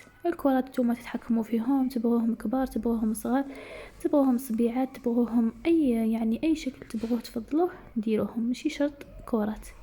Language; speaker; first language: Arabic; native; Arabic